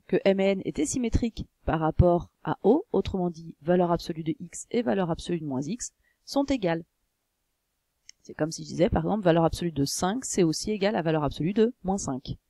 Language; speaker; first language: French; native; French